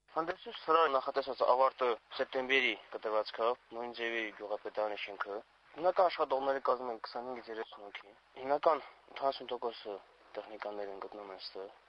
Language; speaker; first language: Armenian; native; Armenian